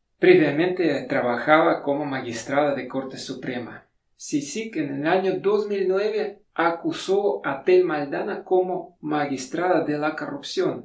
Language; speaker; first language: Spanish; non-native, fluent; Russian